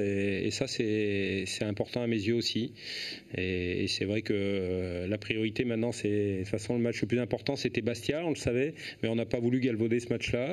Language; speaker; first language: French; native; French